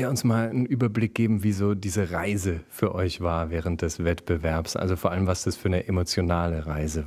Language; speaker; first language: German; native; German